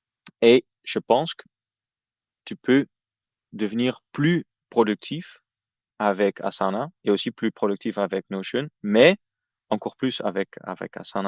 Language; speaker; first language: French; non-native, fluent; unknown